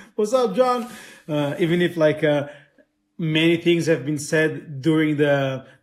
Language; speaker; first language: English; non-native, fluent; Italian